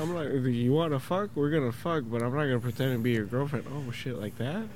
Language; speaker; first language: English; early bilingual, other home language; Spanish